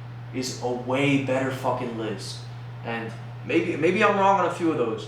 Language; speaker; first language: English; native; English